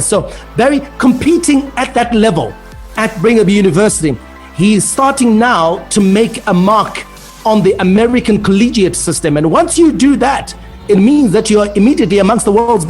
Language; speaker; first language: English; native; English